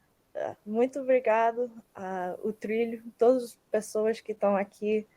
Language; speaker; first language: Portuguese; early bilingual, heritage; Portuguese